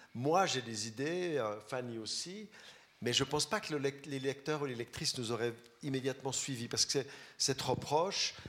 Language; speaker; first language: French; native; French